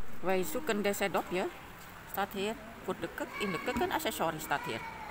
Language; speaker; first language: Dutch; non-native, learner; Indonesian